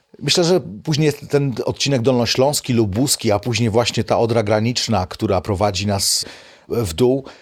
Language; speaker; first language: Polish; native; Polish